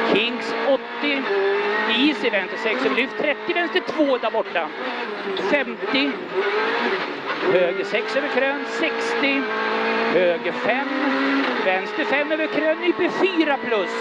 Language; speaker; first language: Swedish; native; Swedish